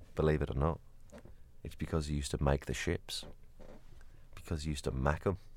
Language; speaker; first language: English; native; English